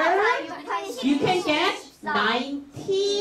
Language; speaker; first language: English; non-native, fluent; Korean